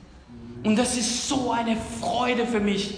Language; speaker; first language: German; non-native, fluent; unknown